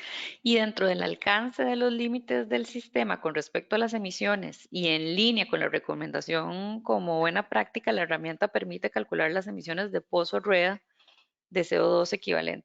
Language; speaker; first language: Spanish; native; Spanish